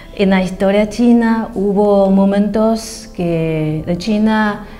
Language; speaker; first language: Spanish; non-native, fluent; Chinese